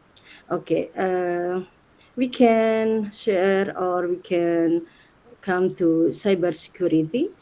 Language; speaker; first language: English; non-native, learner; Indonesian